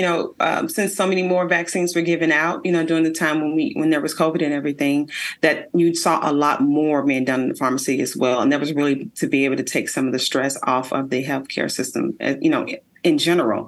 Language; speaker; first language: English; native; English